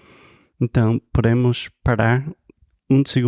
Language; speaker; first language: Portuguese; non-native, fluent; English